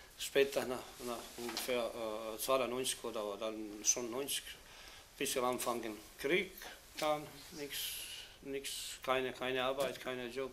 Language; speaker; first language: German; non-native, learner; Bosnian